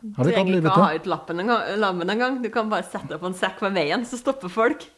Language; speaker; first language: Norwegian; early bilingual, other home language; Dutch